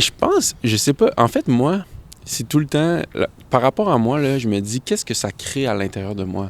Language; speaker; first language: French; native; French